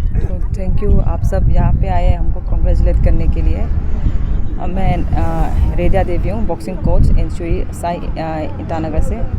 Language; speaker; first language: Hindi; non-native, local second language; Manipuri